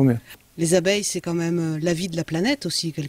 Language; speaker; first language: French; native; French